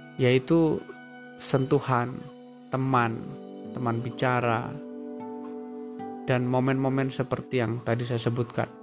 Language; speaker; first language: Indonesian; native; Indonesian